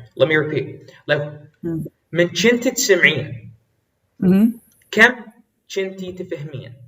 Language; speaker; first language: Arabic; native; Arabic